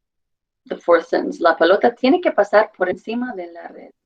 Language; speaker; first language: Spanish; non-native, fluent; English